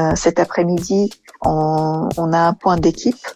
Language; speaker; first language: French; non-native, fluent; Portuguese